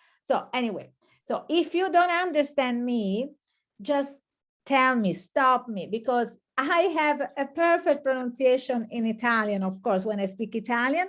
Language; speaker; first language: English; non-native, fluent; Italian